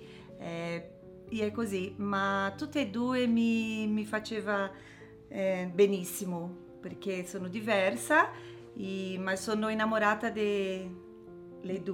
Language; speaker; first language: Italian; non-native, learner; Portuguese